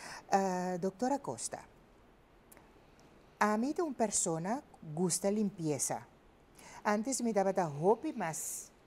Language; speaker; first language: Spanish; non-native, fluent; Papiamento